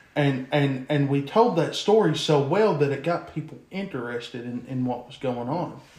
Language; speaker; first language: English; native; English